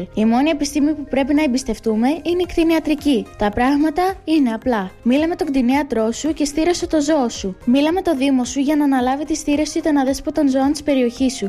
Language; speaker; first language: Greek; native; Greek